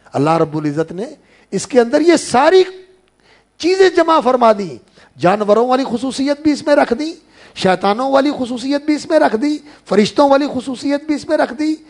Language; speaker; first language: Urdu; non-native, local second language; Punjabi